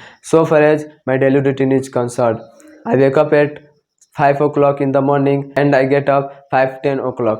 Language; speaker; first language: English; non-native, learner; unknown